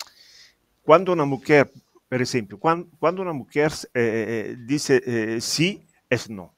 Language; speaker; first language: Spanish; non-native, fluent; Italian